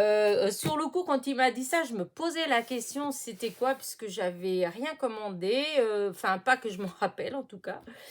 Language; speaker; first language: French; native; French